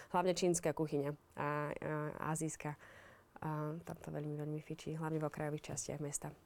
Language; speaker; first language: Slovak; native; Slovak